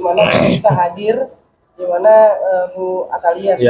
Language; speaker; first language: Indonesian; native; Indonesian